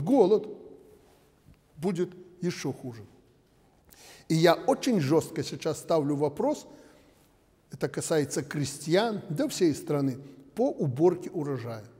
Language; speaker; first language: Russian; native; Russian